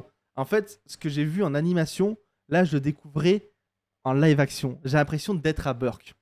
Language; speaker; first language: French; native; French